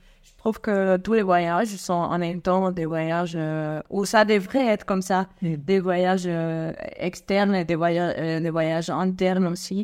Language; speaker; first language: French; non-native, fluent; Spanish